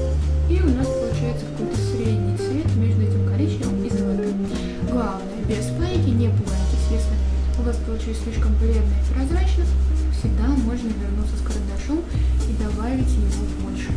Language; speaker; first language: Russian; native; Russian